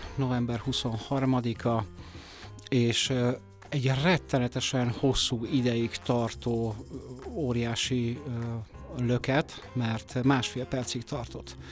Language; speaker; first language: Hungarian; early bilingual, other home language; Italian